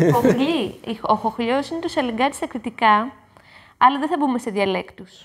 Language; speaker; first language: Greek; native; Greek